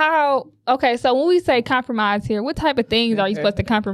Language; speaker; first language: English; native; English